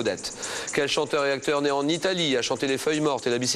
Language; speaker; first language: French; native; French